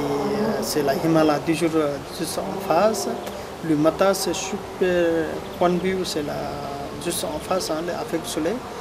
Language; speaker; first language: French; non-native, learner; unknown